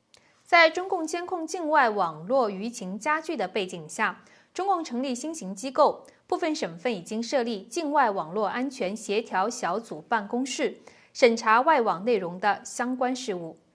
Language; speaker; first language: Chinese; native; Chinese